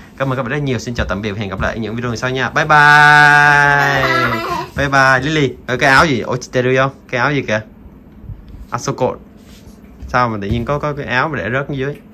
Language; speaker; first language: Vietnamese; native; Vietnamese